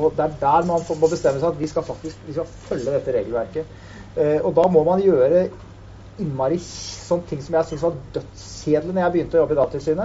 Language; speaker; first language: Norwegian; native; Norwegian